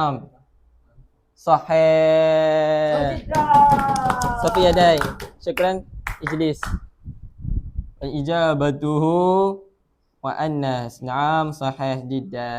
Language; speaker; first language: Arabic; non-native, learner; Malay